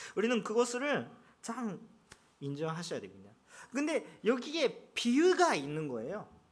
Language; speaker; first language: Korean; non-native, fluent; Japanese